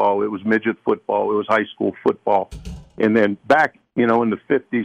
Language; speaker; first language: English; early bilingual, other home language; Spanish